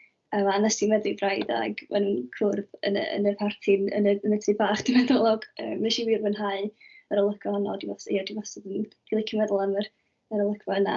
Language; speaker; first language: Welsh; native; Welsh